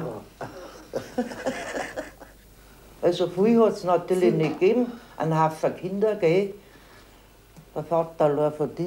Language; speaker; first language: German; native; German